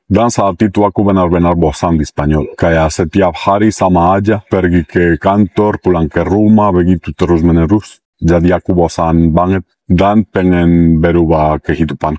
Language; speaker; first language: Indonesian; non-native, fluent; Spanish